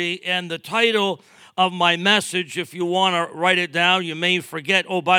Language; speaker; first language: English; native; English